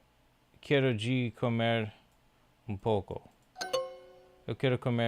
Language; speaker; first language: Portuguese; non-native, learner; English